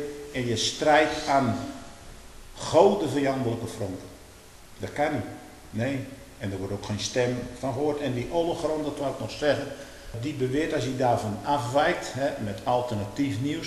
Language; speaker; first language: Dutch; native; Dutch